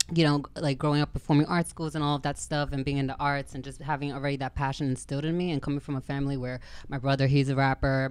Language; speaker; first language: English; native; English